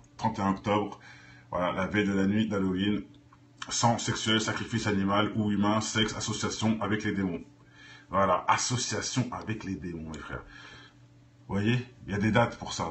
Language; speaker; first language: French; native; French